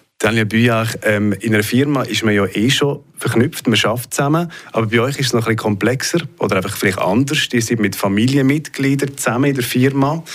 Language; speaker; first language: German; native; German